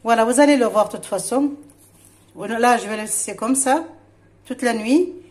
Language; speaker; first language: French; non-native, local second language; Arabic